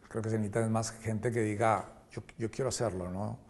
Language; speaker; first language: Spanish; native; Spanish